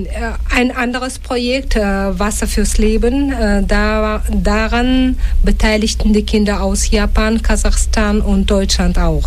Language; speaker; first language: German; non-native, fluent; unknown